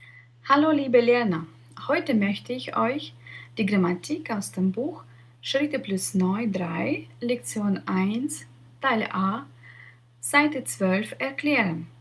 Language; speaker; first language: German; non-native, fluent; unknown